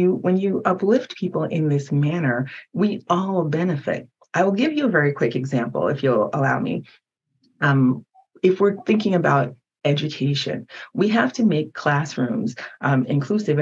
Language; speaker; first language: English; early bilingual, other home language; Haitian Creole